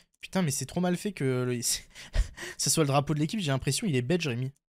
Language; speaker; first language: French; native; French